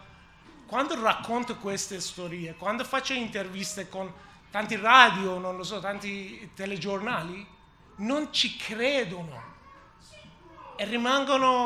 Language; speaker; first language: Italian; non-native, learner; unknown